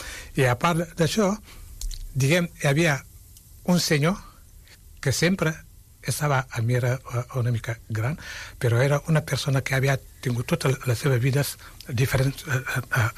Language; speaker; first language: Catalan; non-native, fluent; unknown